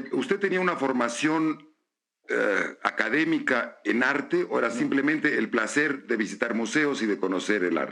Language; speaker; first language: Spanish; native; Spanish